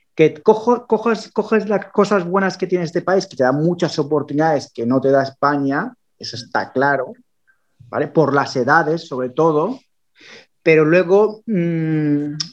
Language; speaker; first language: Spanish; native; Spanish